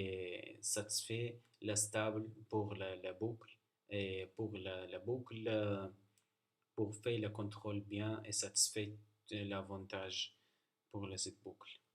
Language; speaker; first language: French; non-native, learner; Arabic